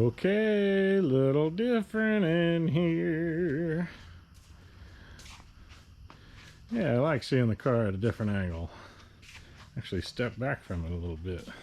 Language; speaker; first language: English; native; English